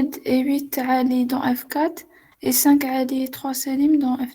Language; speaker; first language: French; non-native, local second language; Arabic